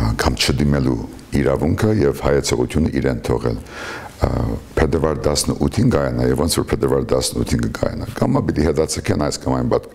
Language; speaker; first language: Armenian; early bilingual, heritage; Armenian